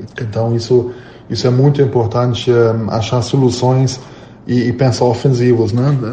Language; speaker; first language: Portuguese; non-native, fluent; German